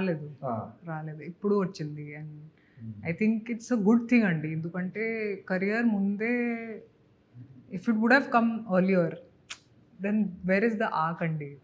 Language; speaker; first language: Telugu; non-native, fluent; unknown